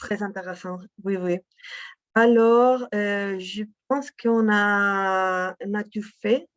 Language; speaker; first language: French; non-native, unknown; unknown